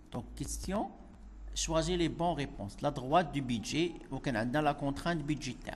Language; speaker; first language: French; non-native, local second language; Arabic